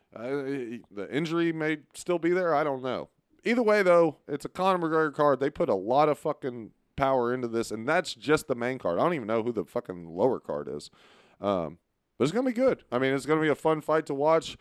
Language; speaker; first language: English; native; English